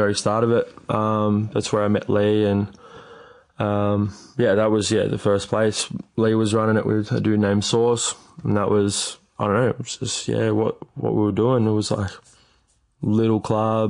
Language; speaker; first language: English; native; English